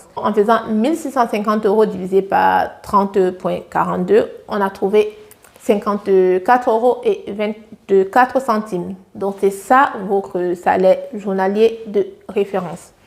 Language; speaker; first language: French; native; French